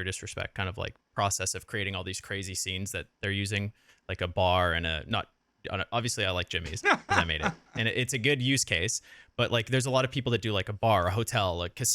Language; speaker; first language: English; native; English